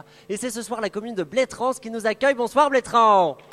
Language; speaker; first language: French; native; French